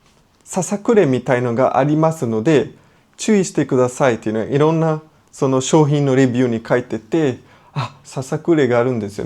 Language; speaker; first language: Japanese; non-native, fluent; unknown